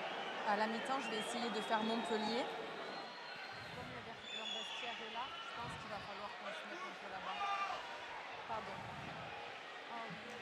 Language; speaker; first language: French; native; French